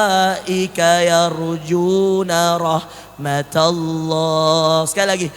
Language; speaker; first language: Indonesian; native; Indonesian